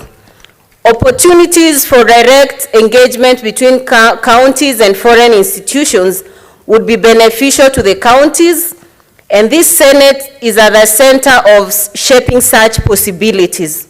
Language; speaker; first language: English; non-native, local second language; Gusii